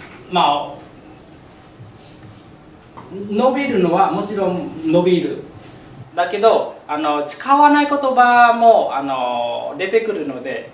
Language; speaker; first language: Japanese; non-native, fluent; Vietnamese